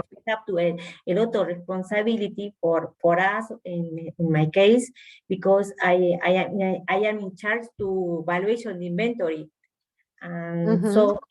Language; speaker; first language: English; non-native, learner; Spanish